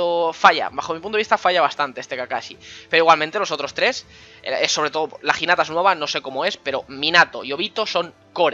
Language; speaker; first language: Spanish; native; Spanish